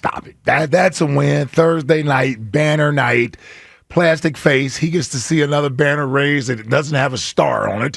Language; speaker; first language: English; native; English